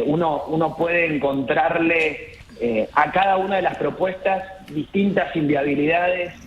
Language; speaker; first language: Spanish; native; Spanish